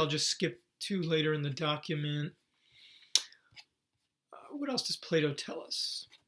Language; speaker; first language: English; native; English